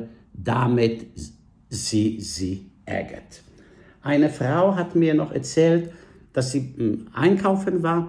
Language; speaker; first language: German; non-native, fluent; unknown